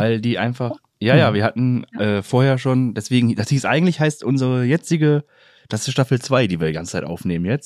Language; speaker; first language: German; native; German